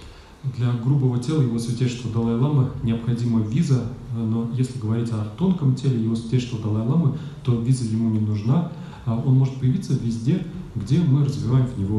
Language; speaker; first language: Russian; native; Russian